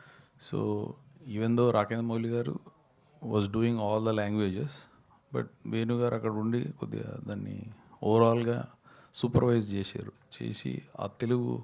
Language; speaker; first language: Telugu; native; Telugu